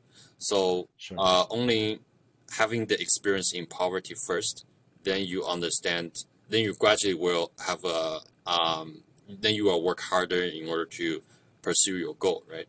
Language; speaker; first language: English; non-native, fluent; Chinese